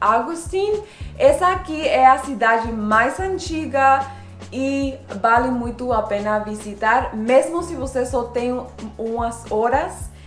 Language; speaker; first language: Portuguese; non-native, fluent; Spanish